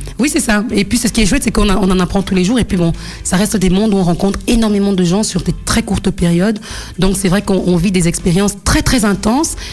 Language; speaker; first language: French; early bilingual, other home language; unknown